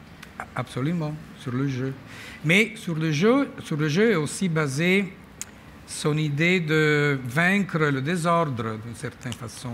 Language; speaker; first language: French; non-native, fluent; Italian